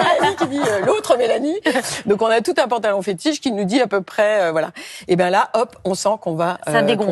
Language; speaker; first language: French; native; French